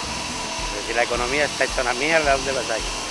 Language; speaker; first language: Spanish; native; Spanish